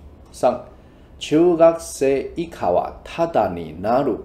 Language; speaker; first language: Japanese; non-native, fluent; Chinese